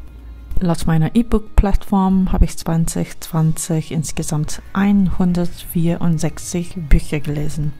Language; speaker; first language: German; non-native, fluent; Korean